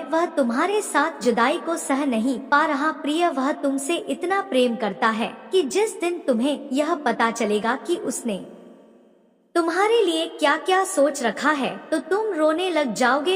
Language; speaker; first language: Hindi; native; Hindi